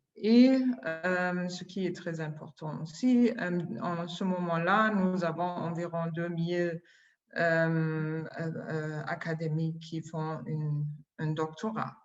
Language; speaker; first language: French; non-native, fluent; German